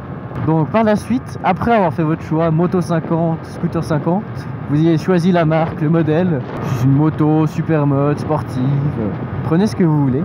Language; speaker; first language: French; native; French